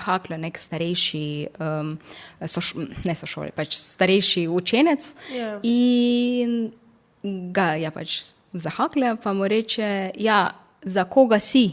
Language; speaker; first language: Slovenian; non-native, fluent; Russian